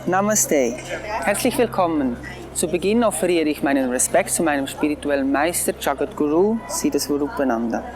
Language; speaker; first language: German; non-native, fluent; English